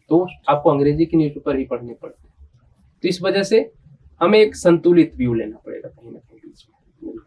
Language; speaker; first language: Hindi; native; Hindi